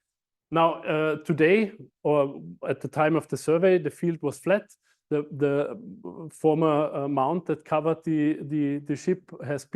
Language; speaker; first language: English; non-native, fluent; German